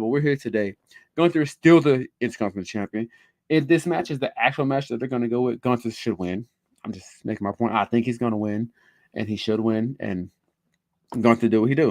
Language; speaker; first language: English; native; English